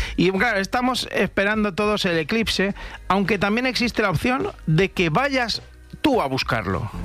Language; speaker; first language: Spanish; native; Spanish